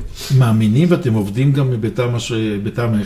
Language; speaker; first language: Hebrew; native; Hebrew